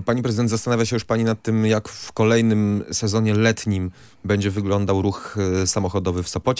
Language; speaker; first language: Polish; native; Polish